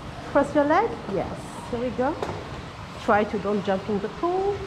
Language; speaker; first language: English; non-native, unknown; French